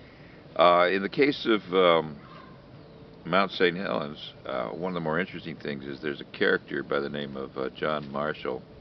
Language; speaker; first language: English; native; English